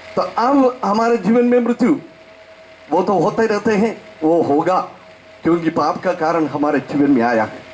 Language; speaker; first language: Hindi; non-native, local second language; Malayalam